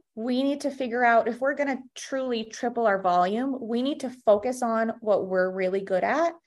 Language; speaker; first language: English; early bilingual, other home language; Russian